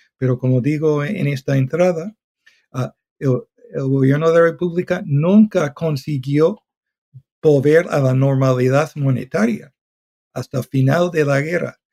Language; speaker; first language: Spanish; non-native, fluent; English